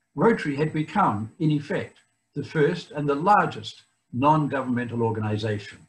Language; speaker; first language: English; native; English